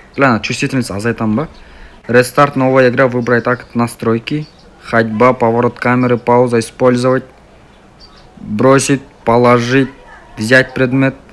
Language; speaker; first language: Russian; non-native, local second language; Kazakh